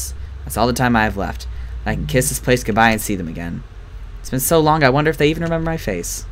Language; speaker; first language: English; native; English